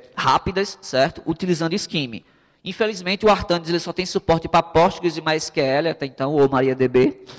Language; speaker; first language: Portuguese; native; Portuguese